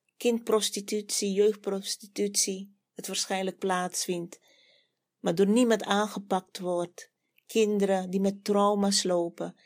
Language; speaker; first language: Dutch; native; Dutch